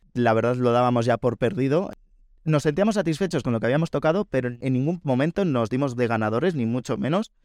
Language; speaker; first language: Spanish; native; Spanish